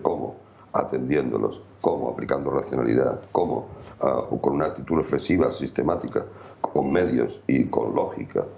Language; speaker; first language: Spanish; native; Spanish